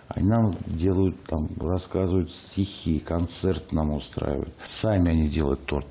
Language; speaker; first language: Russian; native; Russian